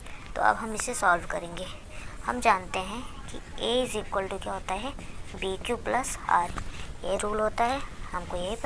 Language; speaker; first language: Hindi; native; Hindi